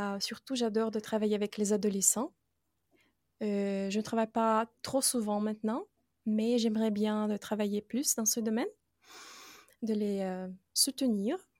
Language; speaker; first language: French; non-native, fluent; Russian